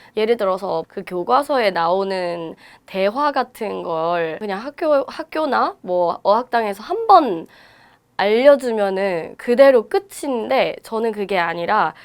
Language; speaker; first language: Korean; non-native, fluent; Burmese